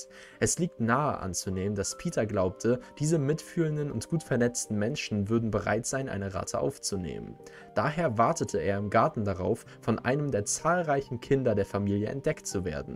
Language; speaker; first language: German; native; German